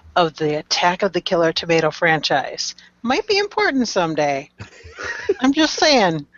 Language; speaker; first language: English; native; English